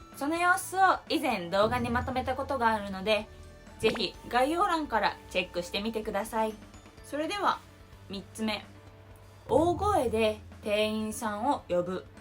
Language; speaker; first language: Japanese; native; Japanese